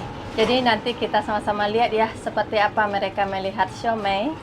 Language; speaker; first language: Indonesian; native; Indonesian